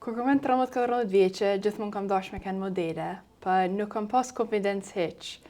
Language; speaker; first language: Albanian; early bilingual, heritage; Albanian